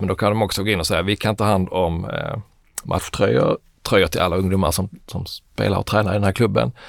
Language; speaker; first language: Swedish; native; Swedish